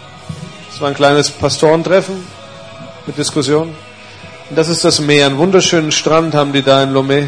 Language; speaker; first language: German; native; German